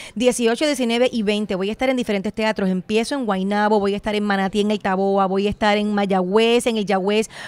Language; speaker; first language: Spanish; native; Spanish